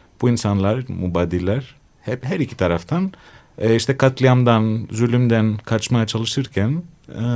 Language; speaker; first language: Turkish; non-native, fluent; Greek